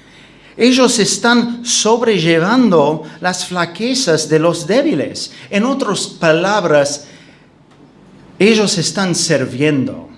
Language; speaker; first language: Spanish; non-native, fluent; English